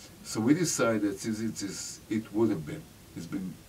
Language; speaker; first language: English; non-native, fluent; Hebrew